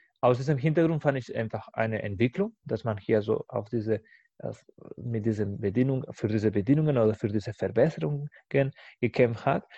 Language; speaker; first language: German; non-native, fluent; Spanish